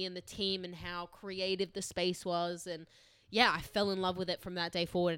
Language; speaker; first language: English; native; English